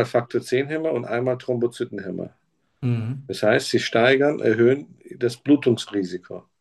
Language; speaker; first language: German; native; German